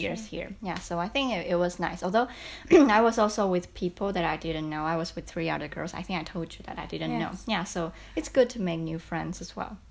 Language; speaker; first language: English; non-native, fluent; Chinese